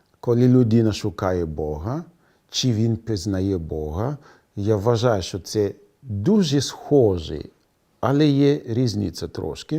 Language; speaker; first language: Ukrainian; non-native, fluent; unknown